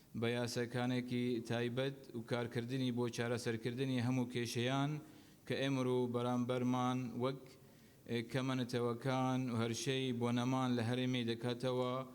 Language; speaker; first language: Central Kurdish; non-native, local second language; Assyrian Neo-Aramaic